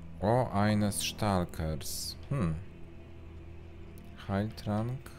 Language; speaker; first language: German; non-native, learner; Polish